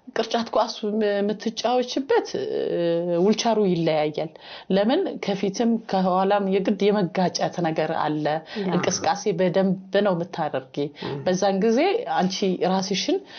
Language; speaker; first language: Amharic; non-native, local second language; Hadiyya